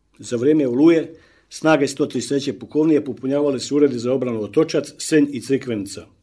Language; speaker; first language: Croatian; native; Croatian